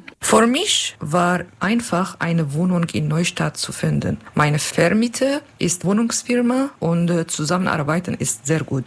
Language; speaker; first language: German; non-native, learner; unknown